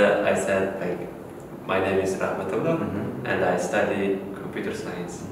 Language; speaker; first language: English; non-native, fluent; Uzbek